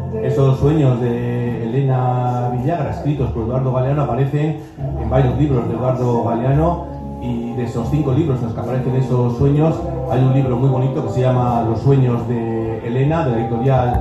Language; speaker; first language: Spanish; native; Spanish